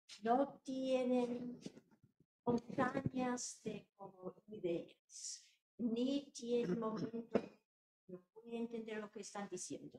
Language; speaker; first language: Spanish; non-native, fluent; English